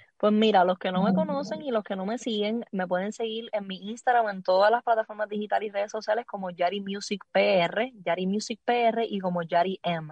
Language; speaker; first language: Spanish; native; Spanish